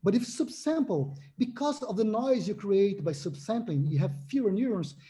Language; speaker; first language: English; non-native, fluent; Portuguese